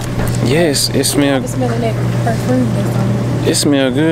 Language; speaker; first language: English; native; English